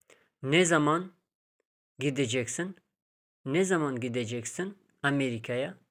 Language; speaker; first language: Turkish; non-native, fluent; Tajik